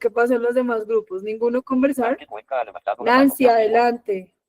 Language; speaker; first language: Spanish; native; Spanish